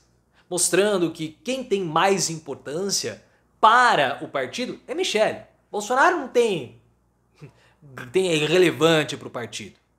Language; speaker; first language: Portuguese; native; Portuguese